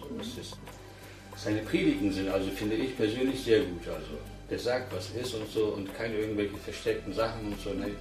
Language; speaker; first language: German; early bilingual, other home language; Turkish